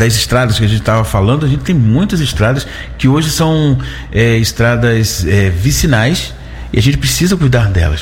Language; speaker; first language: Portuguese; native; Portuguese